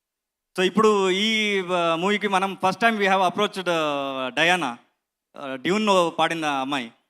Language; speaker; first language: Telugu; non-native, learner; Kannada